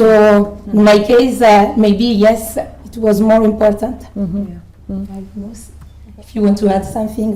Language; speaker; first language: English; non-native, fluent; Italian